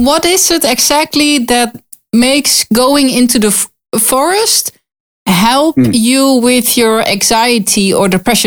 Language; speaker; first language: English; non-native, learner; Dutch